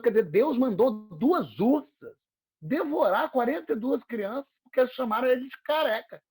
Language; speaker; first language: Portuguese; native; Portuguese